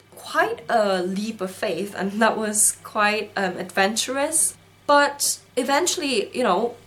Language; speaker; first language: English; non-native, fluent; Korean